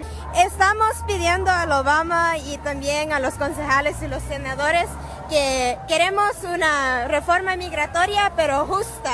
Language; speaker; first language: Spanish; non-native, fluent; English